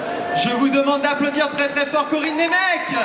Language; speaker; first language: French; native; French